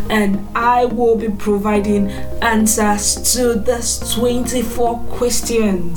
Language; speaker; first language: English; non-native, local second language; Igbo